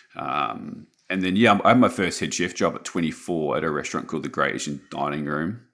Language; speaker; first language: English; native; English